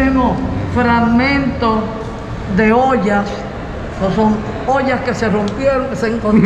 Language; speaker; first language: Spanish; native; Spanish